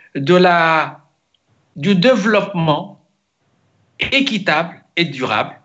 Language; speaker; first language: French; non-native, local second language; Arabic